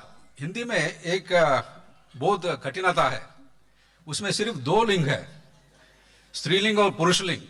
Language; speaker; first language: Hindi; non-native, local second language; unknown